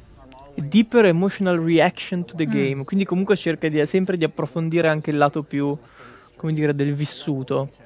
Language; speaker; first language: Italian; native; Italian